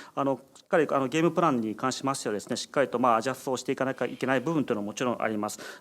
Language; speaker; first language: Japanese; native; Japanese